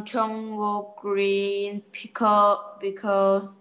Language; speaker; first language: English; non-native, learner; Vietnamese